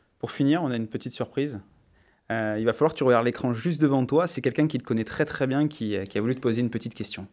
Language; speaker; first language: French; native; French